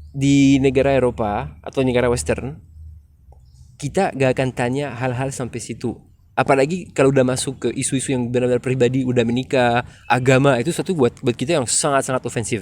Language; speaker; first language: Indonesian; non-native, fluent; French